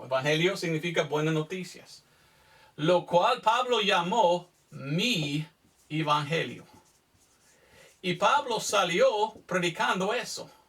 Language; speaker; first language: Spanish; non-native, fluent; English